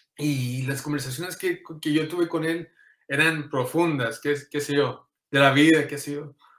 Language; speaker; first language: Spanish; early bilingual, heritage; Spanish